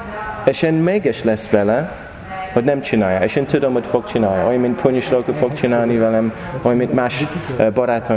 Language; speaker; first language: Hungarian; non-native, learner; English